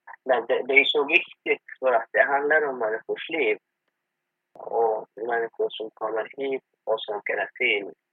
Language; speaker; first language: Swedish; non-native, fluent; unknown